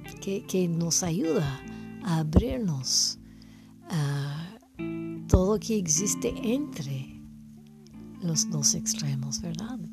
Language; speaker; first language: Spanish; non-native, fluent; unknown